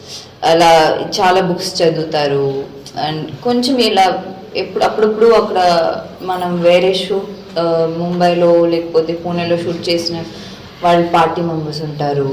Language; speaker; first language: Telugu; non-native, local second language; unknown